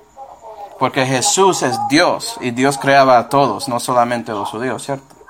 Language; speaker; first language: Spanish; non-native, fluent; English